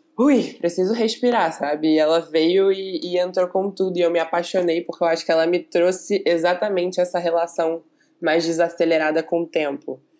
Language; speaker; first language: Portuguese; native; Portuguese